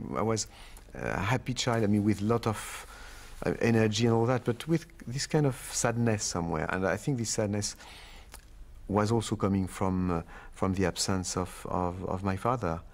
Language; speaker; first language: English; non-native, fluent; French